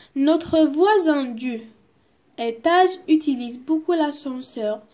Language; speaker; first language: French; non-native, local second language; Arabic